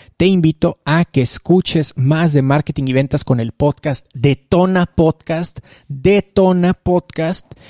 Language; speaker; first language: Spanish; native; Spanish